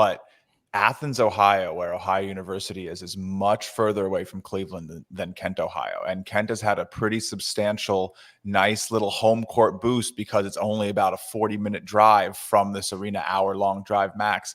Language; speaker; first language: English; native; English